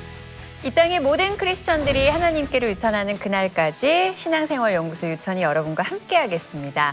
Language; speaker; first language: Korean; native; Korean